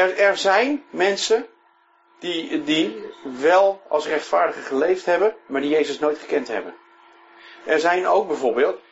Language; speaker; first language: Dutch; native; Dutch